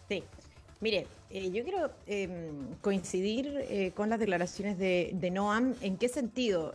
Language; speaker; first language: Spanish; native; Spanish